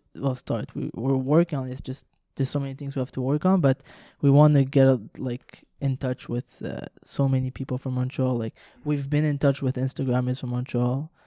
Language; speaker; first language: English; non-native, fluent; French